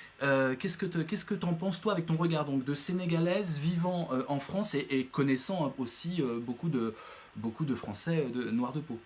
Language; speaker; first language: French; native; French